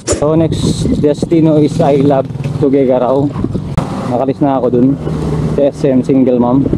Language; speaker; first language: Filipino; non-native, local second language; Iloko